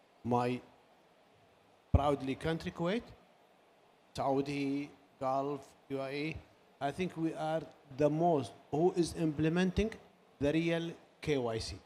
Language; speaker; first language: English; non-native, learner; Arabic